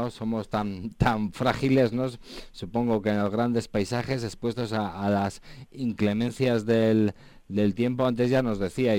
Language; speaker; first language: Spanish; native; Spanish